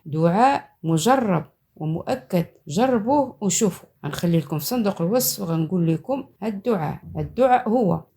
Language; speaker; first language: Arabic; native; Arabic